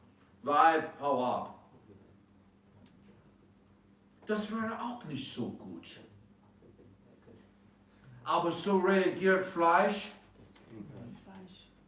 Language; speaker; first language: German; non-native, fluent; English